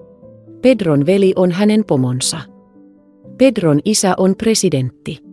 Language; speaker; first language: Finnish; non-native, fluent; Vietnamese